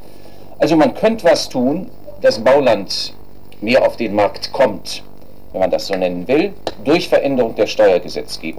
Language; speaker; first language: German; native; German